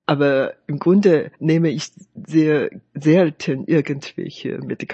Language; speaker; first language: German; non-native, fluent; Chinese